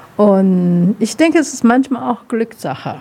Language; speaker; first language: German; non-native, learner; Chinese